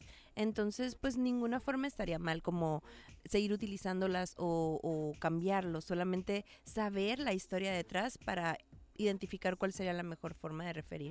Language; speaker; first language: Spanish; native; Spanish